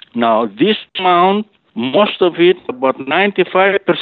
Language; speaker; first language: English; non-native, fluent; Greek